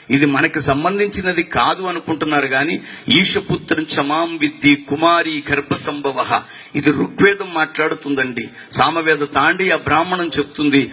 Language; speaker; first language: Telugu; non-native, local second language; Tamil